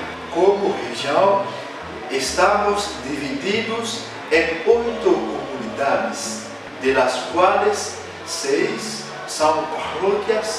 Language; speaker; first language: Spanish; non-native, fluent; Haitian Creole